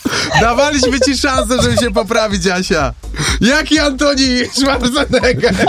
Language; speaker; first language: Polish; native; Polish